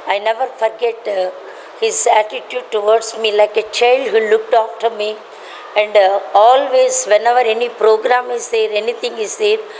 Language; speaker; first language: English; non-native, local second language; Telugu